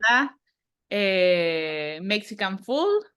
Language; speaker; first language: English; non-native, learner; Spanish